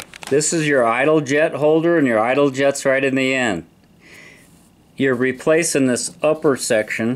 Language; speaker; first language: English; native; English